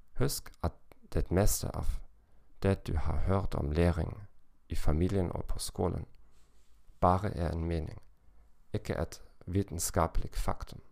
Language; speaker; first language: Norwegian; non-native, learner; German